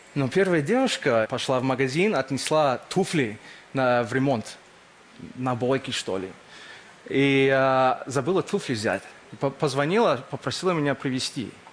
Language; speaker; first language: Russian; non-native, fluent; English